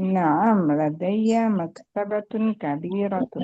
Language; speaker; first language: Arabic; non-native, learner; Indonesian